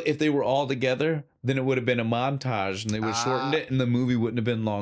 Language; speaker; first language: English; native; English